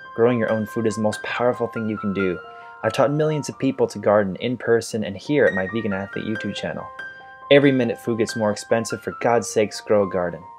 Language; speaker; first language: English; native; English